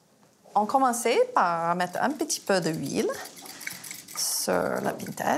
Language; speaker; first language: French; non-native, fluent; English